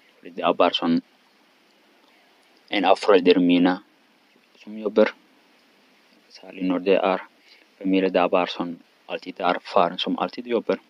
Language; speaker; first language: Swedish; non-native, learner; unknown